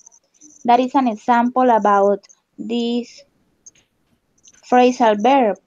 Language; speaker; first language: English; non-native, learner; Spanish